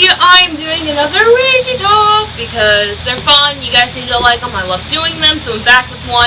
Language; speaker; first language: English; native; English